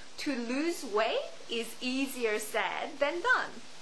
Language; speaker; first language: English; non-native, fluent; Korean